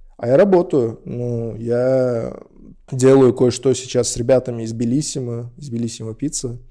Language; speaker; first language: Russian; non-native, local second language; Uzbek